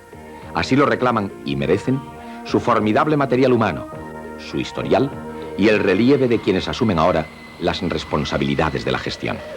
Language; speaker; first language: Spanish; native; Spanish